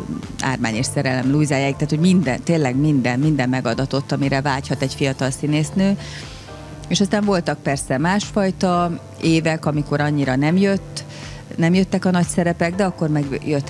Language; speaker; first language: Hungarian; native; Hungarian